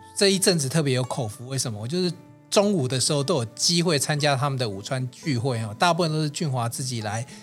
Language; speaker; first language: Chinese; native; Chinese